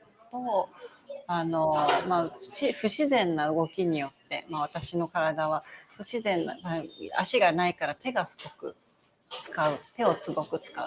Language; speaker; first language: Japanese; native; Japanese